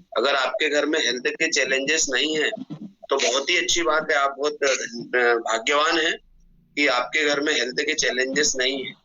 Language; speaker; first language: Hindi; native; Hindi